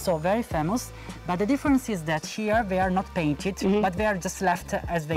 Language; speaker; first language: English; non-native, fluent; Italian